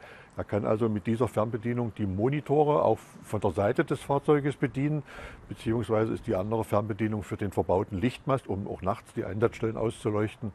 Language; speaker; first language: German; native; German